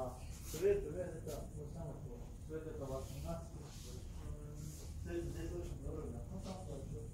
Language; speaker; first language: Russian; non-native, fluent; Tajik